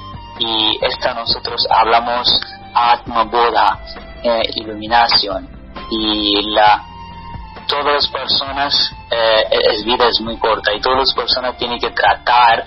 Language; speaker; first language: Spanish; non-native, learner; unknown